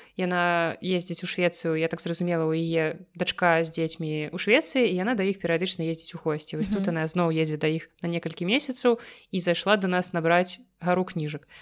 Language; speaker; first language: Belarusian; native; Belarusian